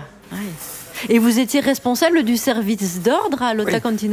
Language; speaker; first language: French; native; French